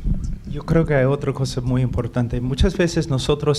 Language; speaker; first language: Spanish; non-native, fluent; English